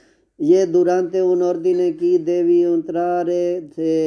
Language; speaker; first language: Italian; non-native, learner; Urdu